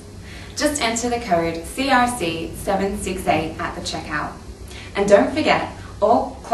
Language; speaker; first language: English; native; English